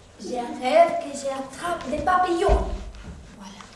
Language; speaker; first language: French; non-native, learner; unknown